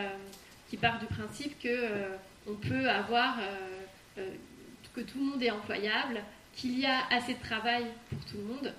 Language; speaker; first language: French; native; French